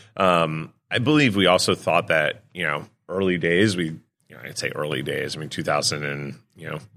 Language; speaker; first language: English; native; English